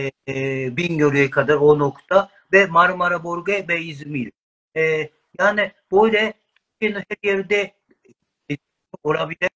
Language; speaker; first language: Turkish; non-native, learner; Japanese